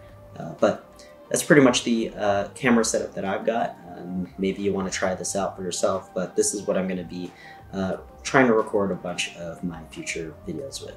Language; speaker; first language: English; native; English